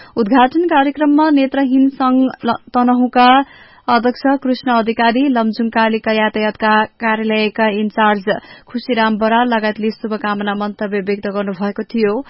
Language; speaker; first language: Nepali; native; Nepali